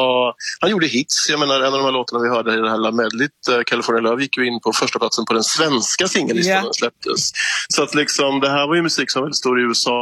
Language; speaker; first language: Swedish; native; Swedish